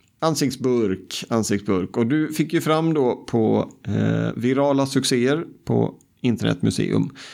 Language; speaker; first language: Swedish; native; Swedish